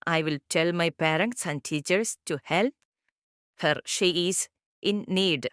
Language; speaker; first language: English; non-native, local second language; Malayalam